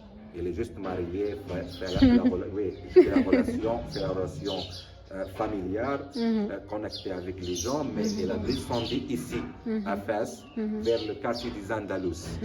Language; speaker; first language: French; non-native, local second language; Arabic